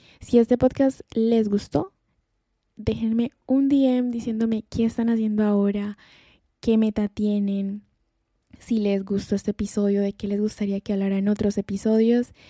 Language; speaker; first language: Spanish; native; Spanish